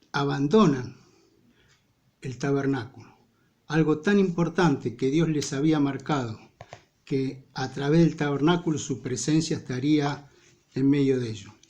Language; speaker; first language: Spanish; native; Spanish